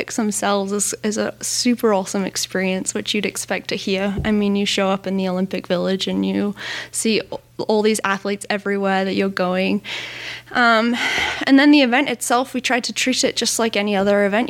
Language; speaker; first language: English; native; English